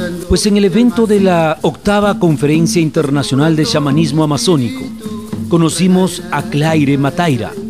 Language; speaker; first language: Spanish; native; Spanish